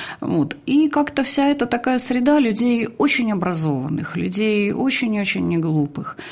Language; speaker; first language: Russian; native; Russian